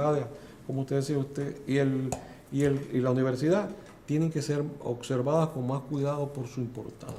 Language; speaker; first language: Spanish; native; Spanish